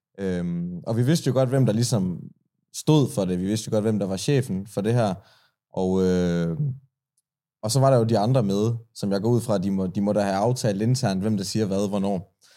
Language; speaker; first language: Danish; early bilingual, other home language; Persian